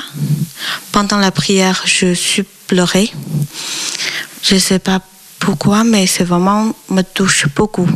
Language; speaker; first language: French; non-native, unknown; Chinese